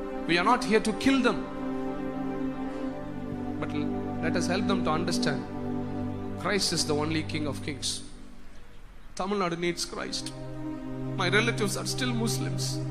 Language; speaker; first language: English; non-native, local second language; Tamil